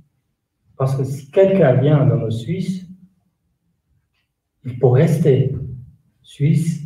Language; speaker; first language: French; non-native, learner; Kurdish